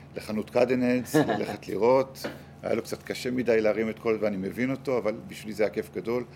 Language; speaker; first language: Hebrew; native; Hebrew